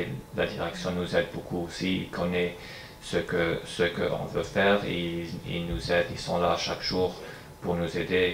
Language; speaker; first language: French; non-native, fluent; English